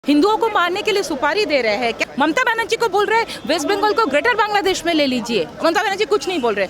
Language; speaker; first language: Hindi; non-native, local second language; Bangla